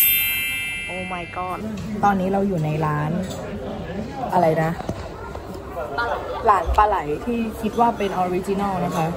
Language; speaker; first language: Thai; native; Thai